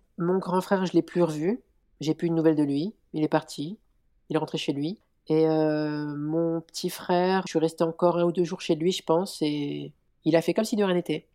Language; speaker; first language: French; native; French